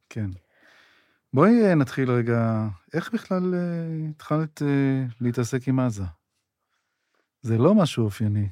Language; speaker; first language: Hebrew; native; Hebrew